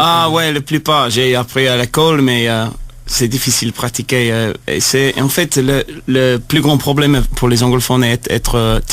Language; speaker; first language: French; non-native, learner; English